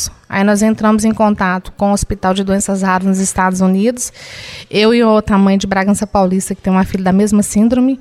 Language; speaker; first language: Portuguese; native; Portuguese